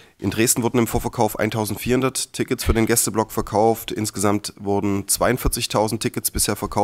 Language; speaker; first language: German; native; German